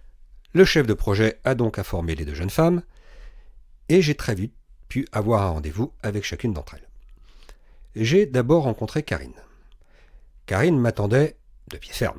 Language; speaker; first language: French; native; French